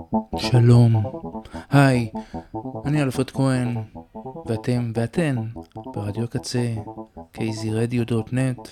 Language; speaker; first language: Hebrew; native; Hebrew